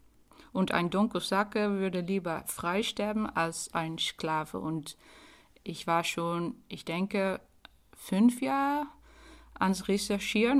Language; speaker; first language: German; non-native, fluent; Dutch